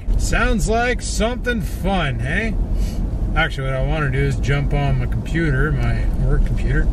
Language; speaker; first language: English; native; English